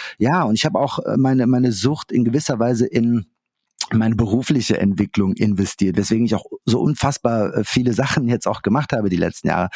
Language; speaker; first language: German; early bilingual, other home language; Arabic